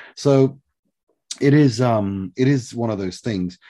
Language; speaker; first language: English; early bilingual, other home language; Swedish